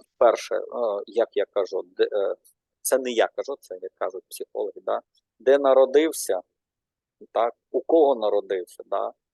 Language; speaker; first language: Ukrainian; non-native, local second language; Russian